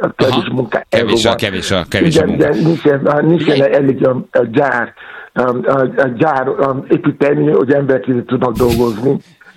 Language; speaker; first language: Hungarian; non-native, learner; Yoruba